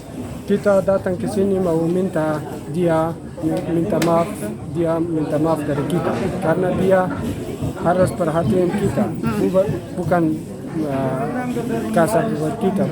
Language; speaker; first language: Indonesian; non-native, learner; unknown